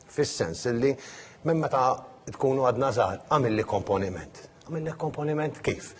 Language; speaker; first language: Maltese; native; Maltese